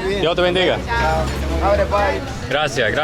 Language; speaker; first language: Spanish; non-native, learner; English